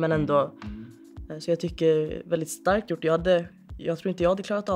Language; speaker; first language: Swedish; native; Swedish